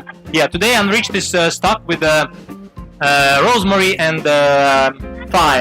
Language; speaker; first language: English; non-native, fluent; Russian